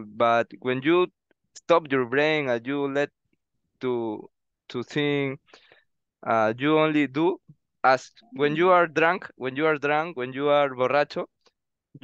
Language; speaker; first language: English; non-native, learner; Spanish